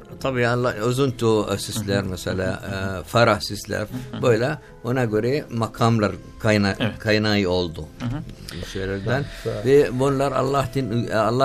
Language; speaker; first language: Turkish; non-native, learner; Arabic